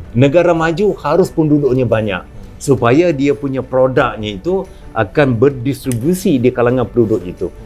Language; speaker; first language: Malay; native; Malay